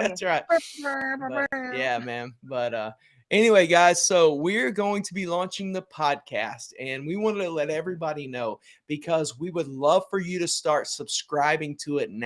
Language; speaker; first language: English; native; English